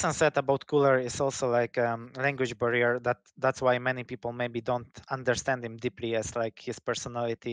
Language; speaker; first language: English; non-native, fluent; Polish